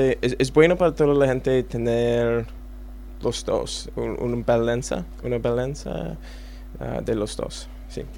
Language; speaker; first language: Spanish; non-native, learner; English